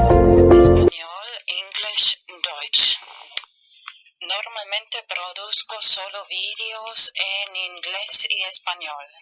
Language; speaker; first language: Spanish; non-native, fluent; German